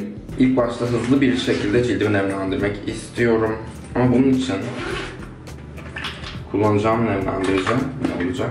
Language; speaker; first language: Turkish; native; Turkish